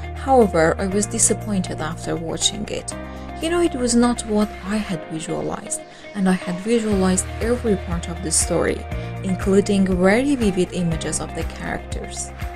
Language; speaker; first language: English; non-native, fluent; Persian